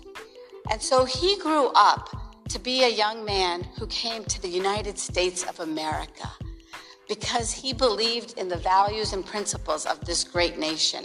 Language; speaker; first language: English; early bilingual, other home language; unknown